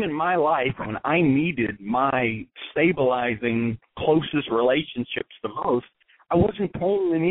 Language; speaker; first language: English; native; English